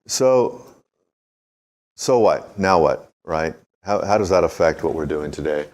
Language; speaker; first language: English; native; English